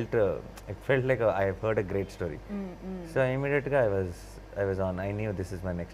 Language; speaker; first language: Telugu; native; Telugu